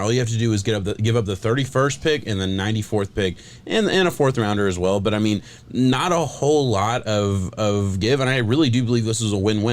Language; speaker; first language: English; native; English